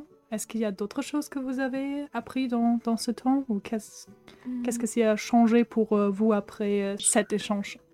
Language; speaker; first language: French; non-native, fluent; German